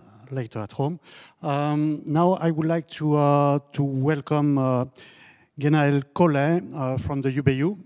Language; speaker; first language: English; non-native, fluent; French